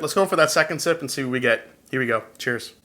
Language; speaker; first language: English; native; English